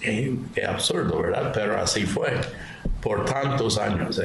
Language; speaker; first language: Spanish; non-native, fluent; English